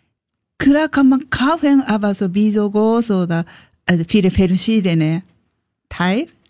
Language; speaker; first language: German; non-native, learner; Japanese